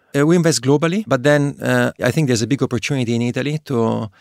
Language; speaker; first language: English; non-native, fluent; Italian